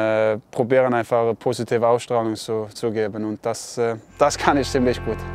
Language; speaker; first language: German; non-native, fluent; Norwegian